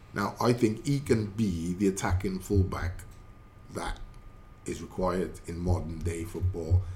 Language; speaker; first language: English; native; English